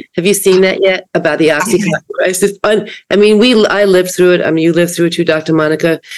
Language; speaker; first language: English; native; English